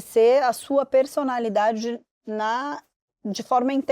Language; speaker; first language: Portuguese; native; Portuguese